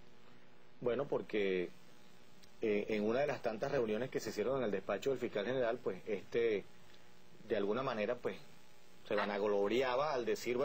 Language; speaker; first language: Spanish; native; Spanish